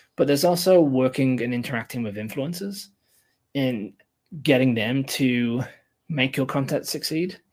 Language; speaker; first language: English; native; English